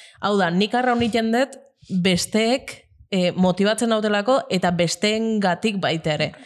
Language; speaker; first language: Basque; native; Basque